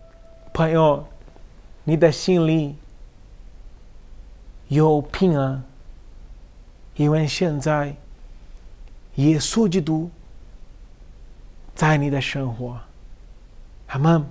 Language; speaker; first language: Chinese; non-native, fluent; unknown